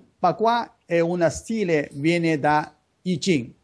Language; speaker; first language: Italian; non-native, learner; Chinese